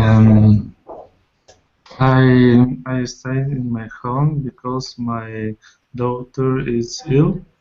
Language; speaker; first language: English; non-native, learner; Spanish